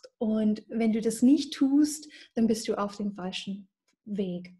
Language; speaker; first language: German; non-native, fluent; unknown